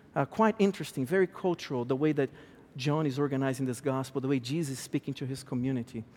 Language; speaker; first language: English; non-native, fluent; Portuguese